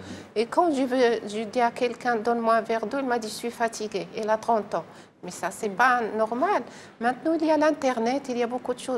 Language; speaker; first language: French; non-native, learner; Arabic